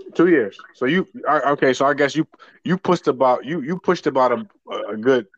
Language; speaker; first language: English; native; English